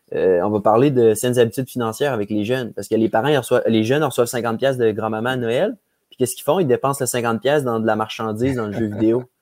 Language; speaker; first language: French; native; French